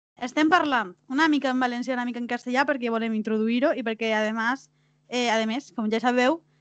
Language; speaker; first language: Catalan; non-native, local second language; Spanish